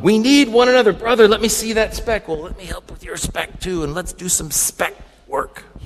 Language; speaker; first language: English; native; English